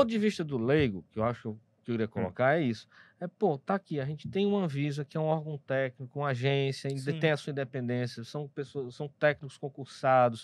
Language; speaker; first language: Portuguese; native; Portuguese